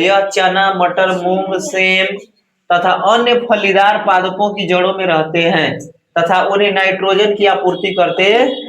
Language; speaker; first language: Hindi; native; Hindi